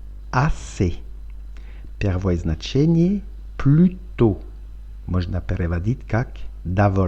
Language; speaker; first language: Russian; non-native, fluent; French